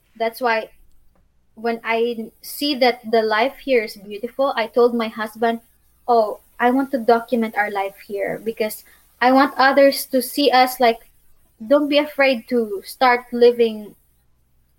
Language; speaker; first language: English; non-native, local second language; Cebuano